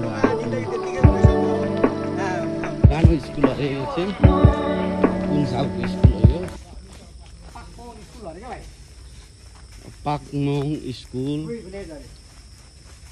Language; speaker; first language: Nepali; native; Nepali